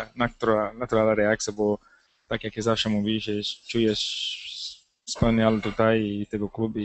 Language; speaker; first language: Polish; non-native, learner; Portuguese